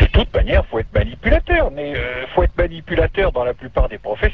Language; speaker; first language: French; native; French